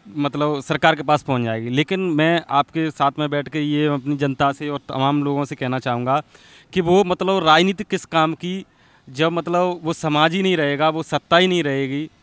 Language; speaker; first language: Hindi; native; Hindi